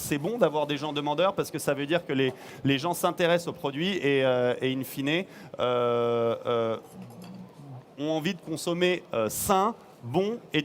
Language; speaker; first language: French; native; French